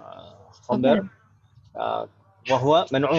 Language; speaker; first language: Arabic; non-native, fluent; Indonesian